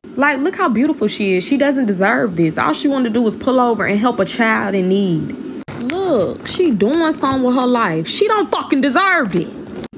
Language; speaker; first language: English; native; English